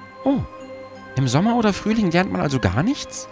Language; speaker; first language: German; native; German